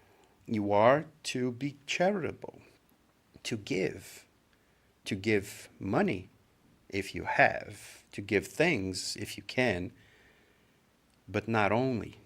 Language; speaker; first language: English; non-native, fluent; Portuguese